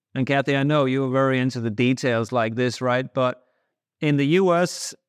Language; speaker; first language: English; non-native, fluent; Danish